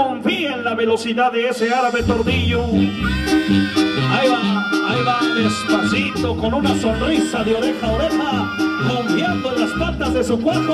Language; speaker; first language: Spanish; native; Spanish